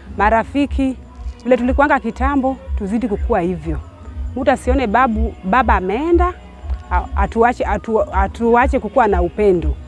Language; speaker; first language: Swahili; non-native, local second language; Luo (Kenya and Tanzania)